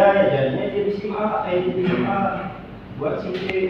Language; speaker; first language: Indonesian; non-native, local second language; Sundanese